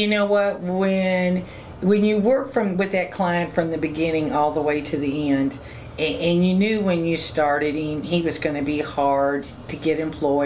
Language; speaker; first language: English; native; English